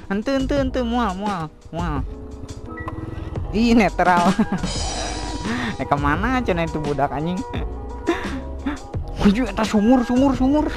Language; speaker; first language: Indonesian; non-native, local second language; Sundanese